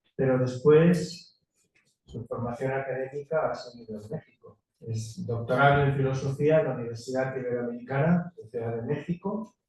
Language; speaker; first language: Spanish; native; Spanish